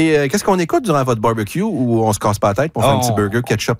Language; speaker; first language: French; native; French